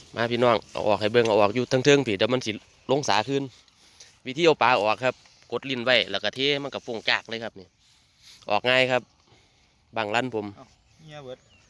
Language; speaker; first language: Thai; native; Thai